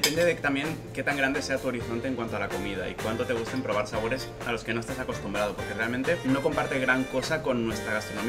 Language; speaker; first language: Spanish; native; Spanish